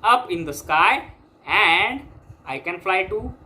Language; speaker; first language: English; non-native, local second language; Marathi